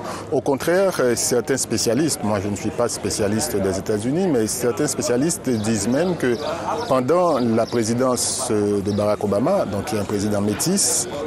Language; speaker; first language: French; non-native, local second language; Haitian Creole